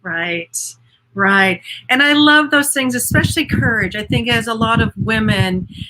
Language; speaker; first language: English; native; English